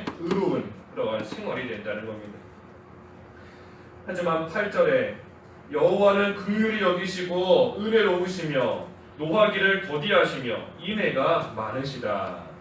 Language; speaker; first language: Korean; native; Korean